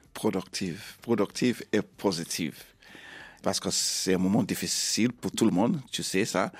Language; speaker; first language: French; non-native, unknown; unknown